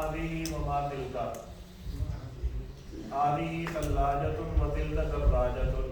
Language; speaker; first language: Arabic; non-native, fluent; Urdu